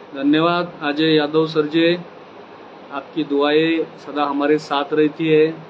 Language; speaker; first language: Hindi; non-native, local second language; Marathi